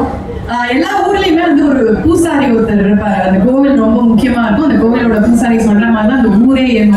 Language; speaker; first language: Tamil; native; Tamil